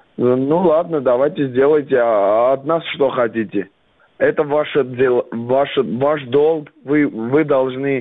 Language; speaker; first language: Russian; non-native, fluent; Armenian